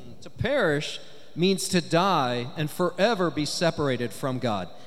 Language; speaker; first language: English; native; English